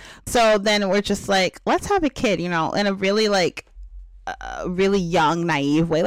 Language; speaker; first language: English; native; English